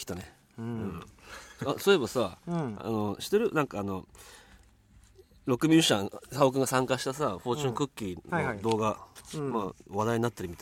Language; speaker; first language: Japanese; native; Japanese